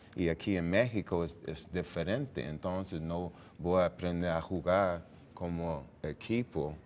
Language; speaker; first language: Spanish; non-native, learner; English